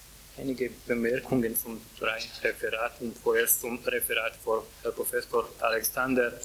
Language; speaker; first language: German; non-native, fluent; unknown